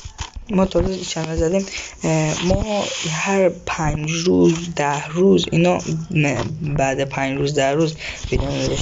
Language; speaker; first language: Persian; native; Persian